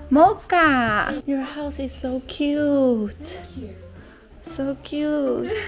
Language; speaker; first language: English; non-native, learner; Chinese